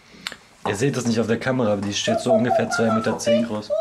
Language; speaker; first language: German; native; German